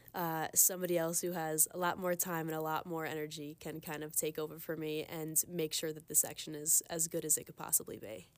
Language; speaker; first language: English; native; English